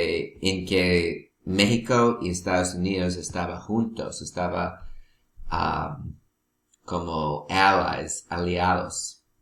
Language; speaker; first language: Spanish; non-native, learner; English